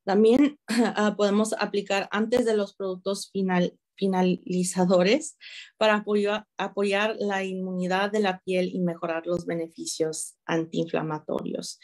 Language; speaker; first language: Spanish; early bilingual, heritage; Spanish